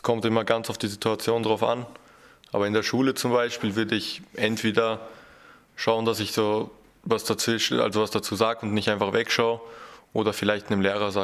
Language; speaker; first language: German; early bilingual, other home language; Albanian